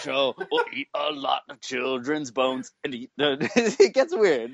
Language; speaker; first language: English; native; English